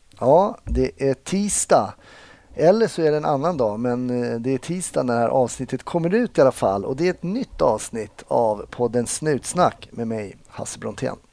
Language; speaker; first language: Swedish; native; Swedish